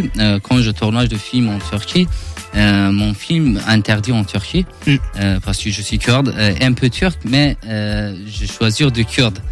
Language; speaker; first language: French; non-native, learner; Kurdish